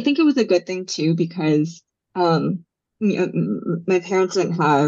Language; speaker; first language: English; early bilingual, other home language; Japanese